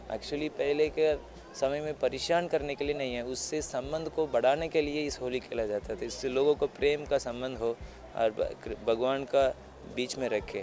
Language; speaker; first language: Hindi; non-native, local second language; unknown